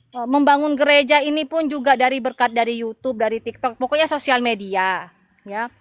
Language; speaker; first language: Indonesian; non-native, local second language; Madurese